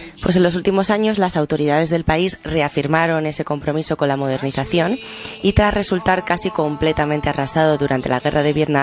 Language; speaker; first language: Spanish; native; Spanish